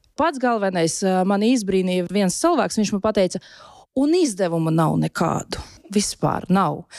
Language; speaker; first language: Latvian; non-native, local second language; Russian